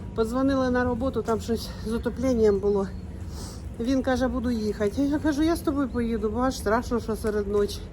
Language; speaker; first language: Ukrainian; native; Ukrainian